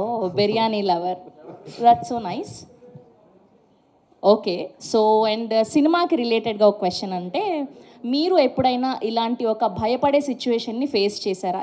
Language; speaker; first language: Telugu; native; Telugu